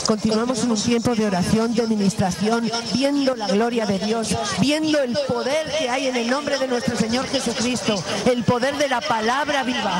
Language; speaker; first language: Spanish; native; Spanish